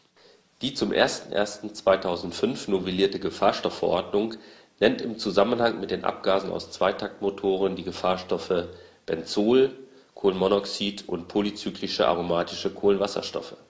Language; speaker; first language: German; native; German